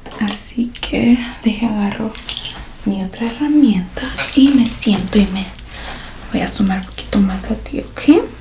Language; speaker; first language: Spanish; early bilingual, heritage; Spanish